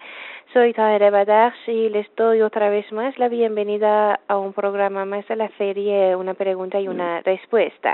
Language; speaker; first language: Spanish; non-native, fluent; Persian